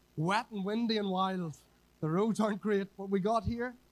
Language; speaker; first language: English; native; English